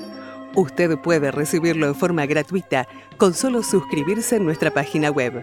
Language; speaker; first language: Spanish; native; Spanish